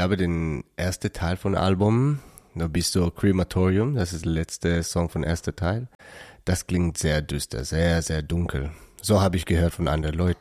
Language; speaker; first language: German; non-native, learner; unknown